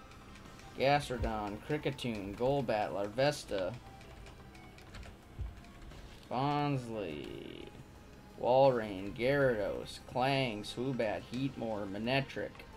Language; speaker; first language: English; native; English